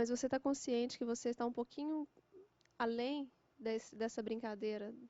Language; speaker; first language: Portuguese; native; Portuguese